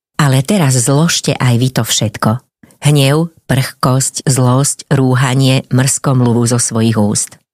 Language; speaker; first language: Slovak; native; Slovak